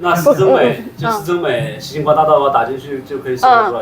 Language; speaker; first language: Chinese; native; Chinese